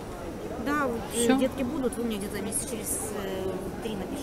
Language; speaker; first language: Russian; native; Russian